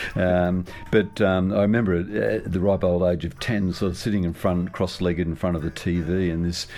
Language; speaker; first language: English; native; English